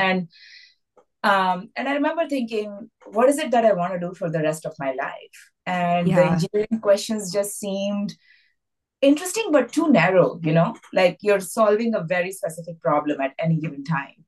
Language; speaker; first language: English; non-native, local second language; Hindi